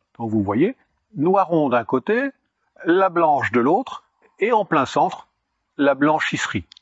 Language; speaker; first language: French; native; French